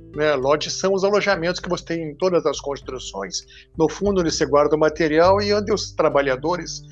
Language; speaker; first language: Portuguese; non-native, fluent; Hebrew